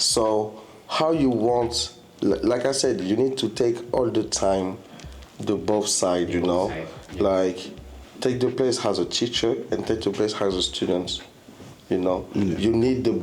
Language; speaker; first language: English; non-native, fluent; French